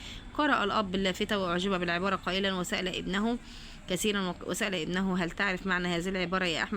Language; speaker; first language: Arabic; native; Arabic